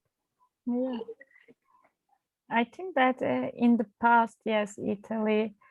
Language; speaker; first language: English; non-native, learner; Turkish